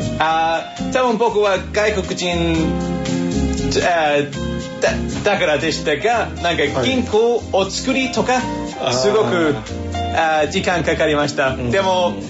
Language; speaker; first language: Japanese; non-native, fluent; English